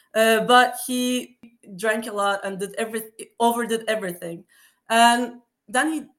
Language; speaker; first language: English; non-native, fluent; Turkish